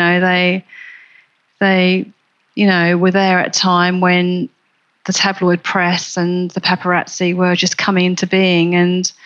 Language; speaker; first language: English; native; English